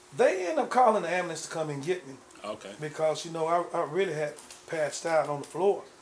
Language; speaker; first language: English; native; English